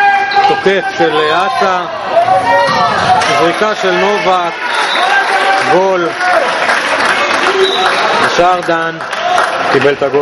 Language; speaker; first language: Hebrew; native; Hebrew